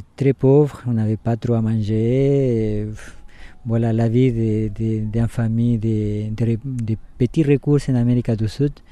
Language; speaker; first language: French; non-native, fluent; Spanish